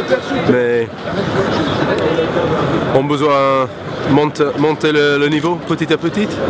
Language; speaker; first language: French; non-native, learner; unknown